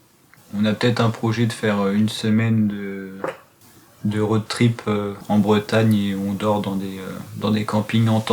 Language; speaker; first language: French; native; French